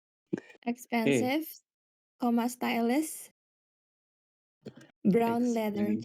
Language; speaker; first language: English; non-native, learner; Indonesian